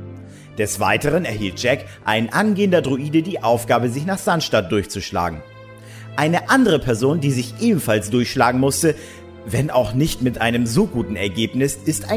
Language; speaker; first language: German; native; German